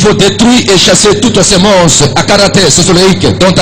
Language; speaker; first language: French; non-native, local second language; Lingala